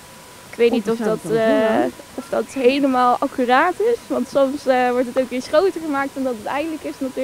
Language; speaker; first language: Dutch; native; Dutch